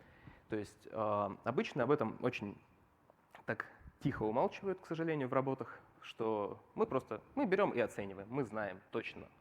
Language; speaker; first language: Russian; native; Russian